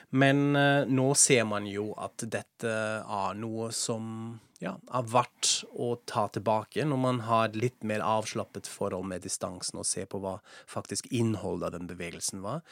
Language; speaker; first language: Norwegian; non-native, fluent; German